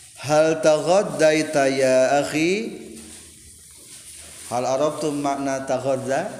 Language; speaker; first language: Arabic; non-native, fluent; Indonesian